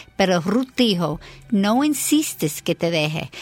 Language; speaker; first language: Spanish; non-native, fluent; English